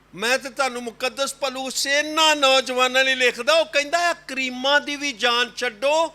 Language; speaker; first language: Urdu; non-native, local second language; Punjabi